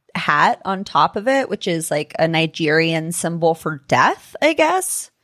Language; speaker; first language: English; native; English